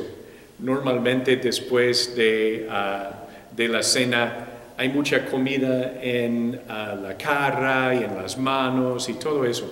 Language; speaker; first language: Spanish; non-native, fluent; English